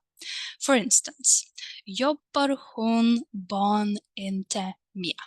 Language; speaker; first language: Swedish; non-native, fluent; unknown